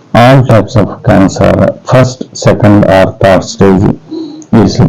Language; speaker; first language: English; non-native, local second language; Telugu